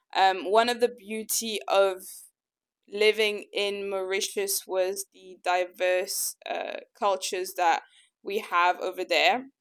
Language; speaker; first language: English; early bilingual, other home language; French